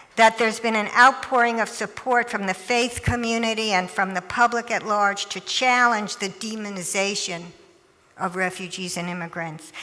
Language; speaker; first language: English; native; English